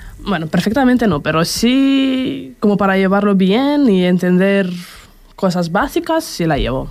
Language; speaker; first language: Spanish; non-native, fluent; Romanian